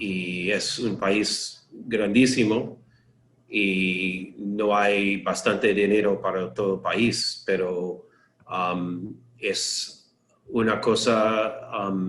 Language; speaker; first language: Spanish; non-native, learner; English